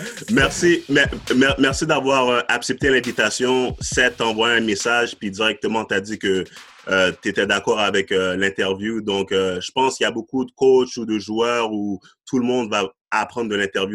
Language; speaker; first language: French; native; French